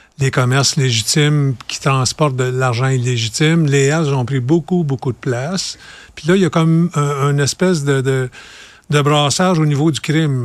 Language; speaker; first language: French; native; French